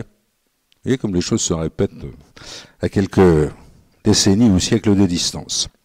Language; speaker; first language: French; native; French